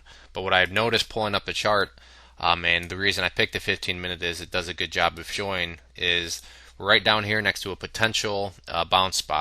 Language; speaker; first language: English; native; English